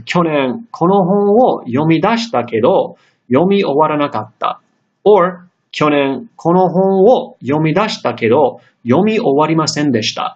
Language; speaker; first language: Japanese; non-native, fluent; English